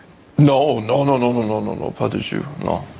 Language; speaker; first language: French; non-native, learner; English